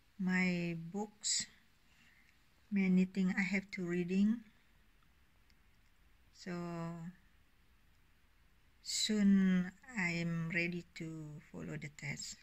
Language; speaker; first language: English; non-native, learner; Indonesian